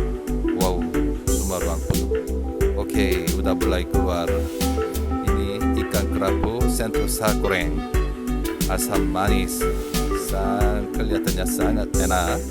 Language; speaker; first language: Indonesian; non-native, learner; Korean